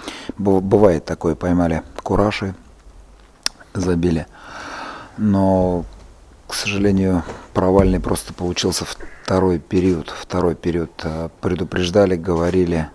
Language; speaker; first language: Russian; native; Russian